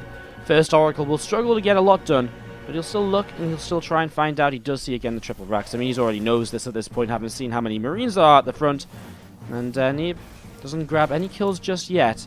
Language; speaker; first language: English; native; English